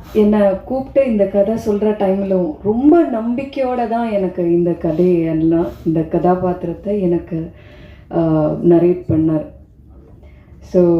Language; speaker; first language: Tamil; non-native, fluent; Malayalam